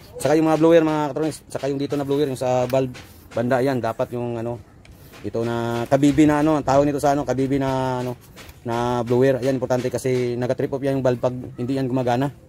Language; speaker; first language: Filipino; non-native, local second language; Cebuano